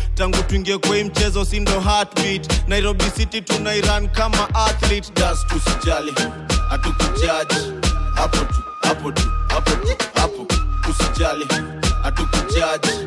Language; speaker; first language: English; non-native, local second language; Kikuyu